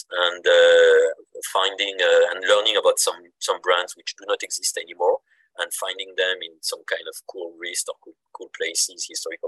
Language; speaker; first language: English; non-native, fluent; French